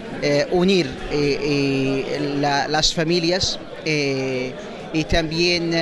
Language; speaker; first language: Spanish; non-native, fluent; Arabic